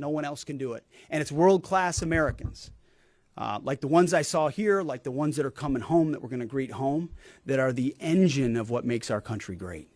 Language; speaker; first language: English; native; English